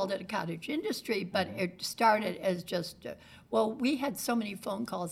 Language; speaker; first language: English; native; English